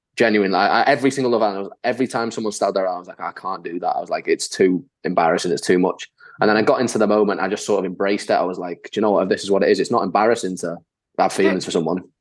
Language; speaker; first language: English; native; English